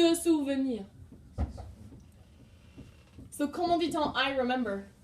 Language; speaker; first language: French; non-native, fluent; English